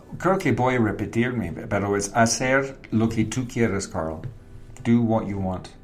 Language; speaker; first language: Spanish; non-native, fluent; English